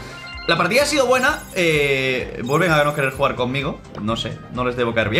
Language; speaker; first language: Spanish; native; Spanish